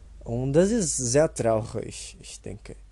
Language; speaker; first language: German; non-native, learner; Portuguese